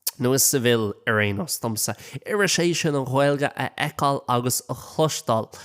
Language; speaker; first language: Irish; non-native, local second language; English